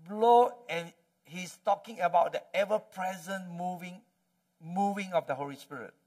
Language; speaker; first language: English; non-native, local second language; Malay